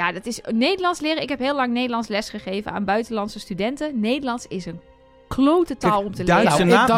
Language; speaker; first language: Dutch; native; Dutch